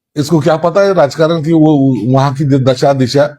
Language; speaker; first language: Hindi; non-native, local second language; Marathi